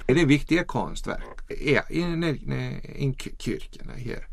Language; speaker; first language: Swedish; non-native, learner; Icelandic